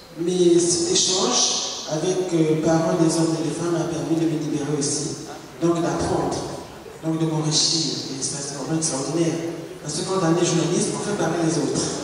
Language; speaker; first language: French; non-native, local second language; Lingala